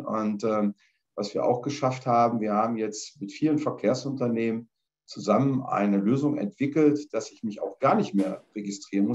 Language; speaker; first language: German; native; German